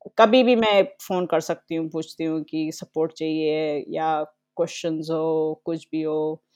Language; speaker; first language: Hindi; native; Hindi